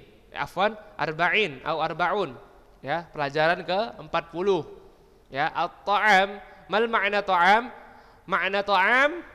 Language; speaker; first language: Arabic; non-native, fluent; Indonesian